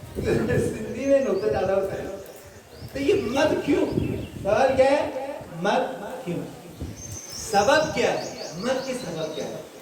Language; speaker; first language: Urdu; non-native, local second language; Sindhi